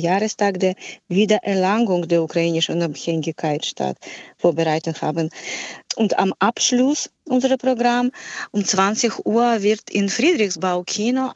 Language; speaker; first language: German; non-native, fluent; Ukrainian